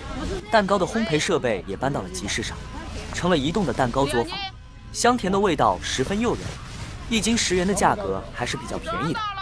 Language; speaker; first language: Chinese; native; Chinese